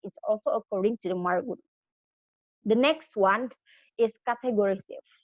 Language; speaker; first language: English; non-native, learner; Indonesian